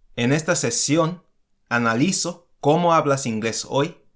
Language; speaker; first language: Spanish; non-native, fluent; English